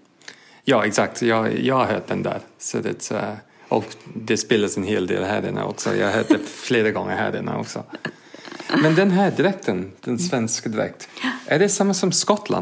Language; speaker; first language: Swedish; non-native, fluent; English